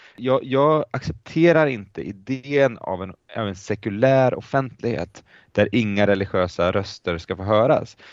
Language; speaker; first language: Swedish; native; Swedish